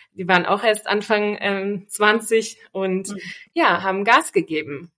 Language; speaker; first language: German; early bilingual, other home language; Russian